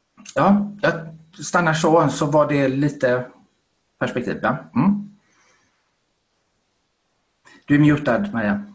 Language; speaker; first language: Swedish; native; Swedish